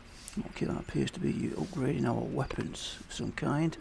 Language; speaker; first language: English; native; English